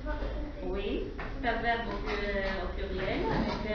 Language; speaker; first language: French; non-native, local second language; Arabic